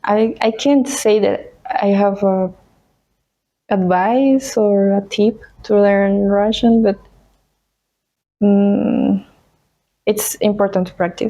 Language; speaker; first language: English; non-native, fluent; Spanish